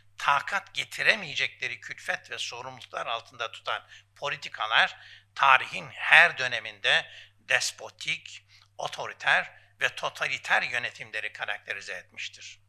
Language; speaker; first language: Turkish; native; Turkish